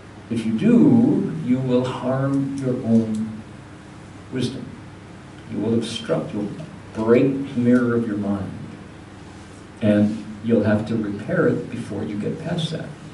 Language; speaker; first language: English; native; English